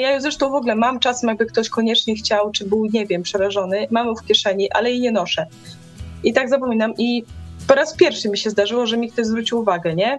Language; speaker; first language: Polish; native; Polish